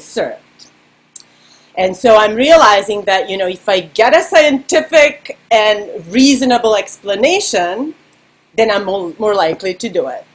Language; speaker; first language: English; non-native, fluent; Serbian